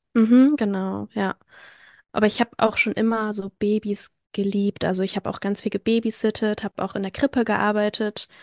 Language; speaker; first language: German; early bilingual, other home language; French